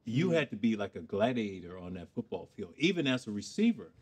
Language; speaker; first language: English; native; English